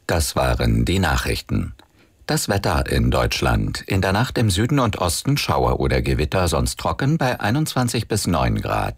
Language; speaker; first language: German; native; German